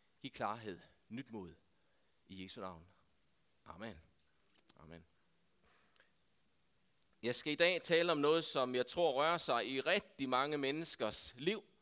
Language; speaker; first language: Danish; native; Danish